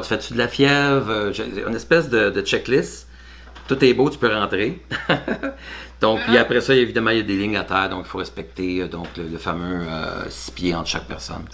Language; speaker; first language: French; native; French